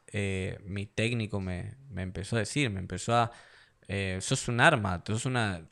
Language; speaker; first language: Spanish; native; Spanish